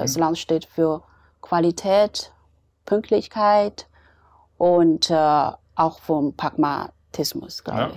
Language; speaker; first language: German; non-native, fluent; Chinese